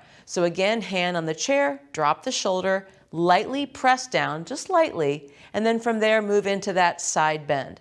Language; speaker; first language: English; native; English